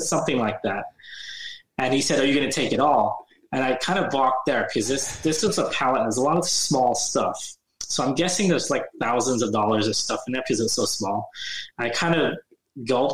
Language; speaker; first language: English; native; English